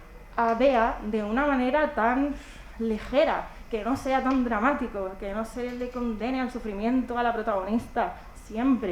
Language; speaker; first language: Spanish; native; Spanish